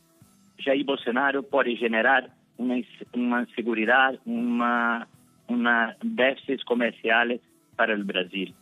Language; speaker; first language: Spanish; non-native, fluent; Portuguese